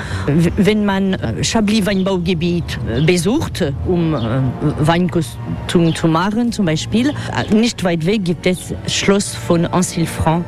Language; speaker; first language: German; non-native, fluent; French